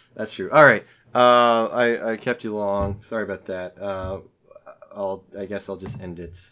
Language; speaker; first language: English; native; English